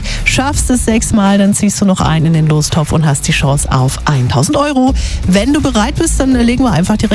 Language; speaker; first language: German; native; German